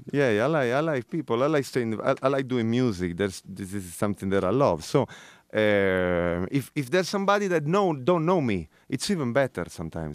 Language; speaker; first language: English; non-native, fluent; Italian